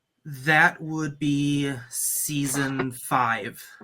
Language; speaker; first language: English; native; English